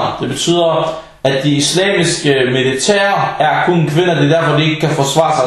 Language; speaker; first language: Danish; early bilingual, other home language; Arabic